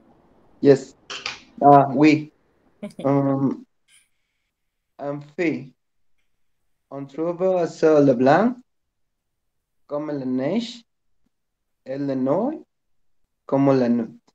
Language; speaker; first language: French; non-native, learner; Spanish